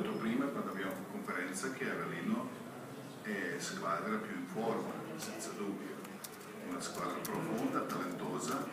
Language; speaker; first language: Italian; non-native, fluent; Croatian